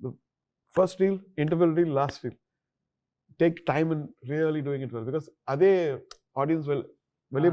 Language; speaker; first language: Telugu; non-native, learner; Tamil